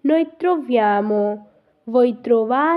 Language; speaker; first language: Italian; non-native, fluent; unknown